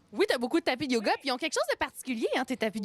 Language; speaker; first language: French; native; French